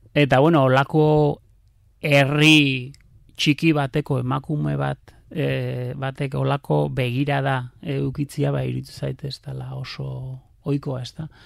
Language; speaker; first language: Basque; native; Basque